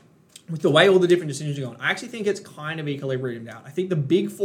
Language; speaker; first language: English; native; English